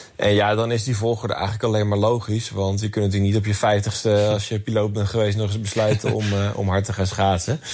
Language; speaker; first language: Dutch; native; Dutch